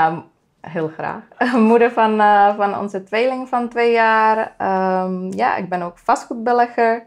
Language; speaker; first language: Dutch; non-native, fluent; Czech